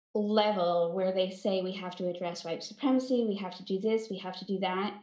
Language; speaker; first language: English; native; English